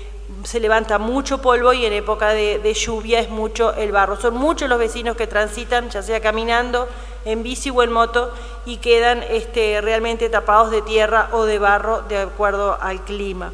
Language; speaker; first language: Spanish; native; Spanish